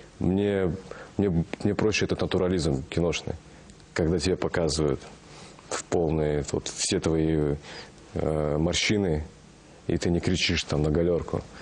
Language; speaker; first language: Russian; non-native, local second language; Kazakh